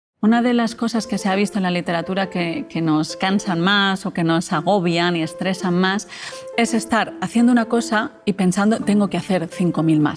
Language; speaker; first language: Spanish; native; Spanish